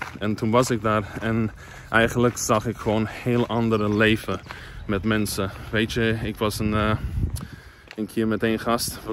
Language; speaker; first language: Dutch; non-native, fluent; English